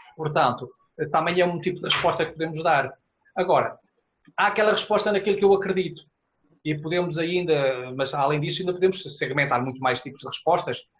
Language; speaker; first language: Portuguese; native; Portuguese